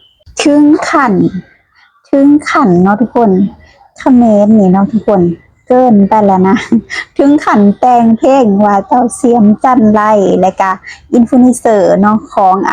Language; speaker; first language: Thai; non-native, local second language; Northeastern Thai